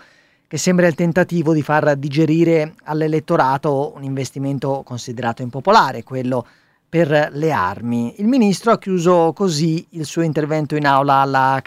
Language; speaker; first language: Italian; native; Italian